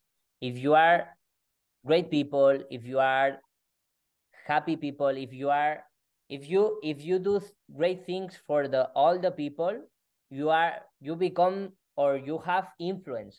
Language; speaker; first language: English; non-native, learner; Spanish